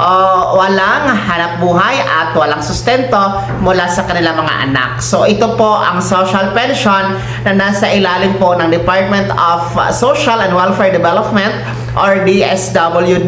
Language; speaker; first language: Filipino; native; Filipino